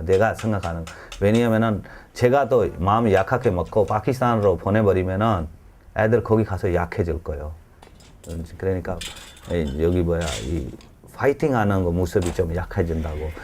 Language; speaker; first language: Korean; non-native, learner; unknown